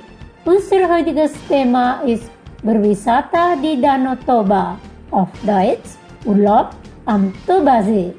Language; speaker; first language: German; non-native, fluent; Indonesian